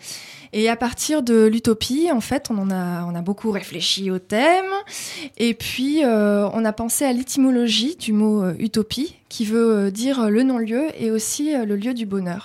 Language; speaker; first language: French; native; French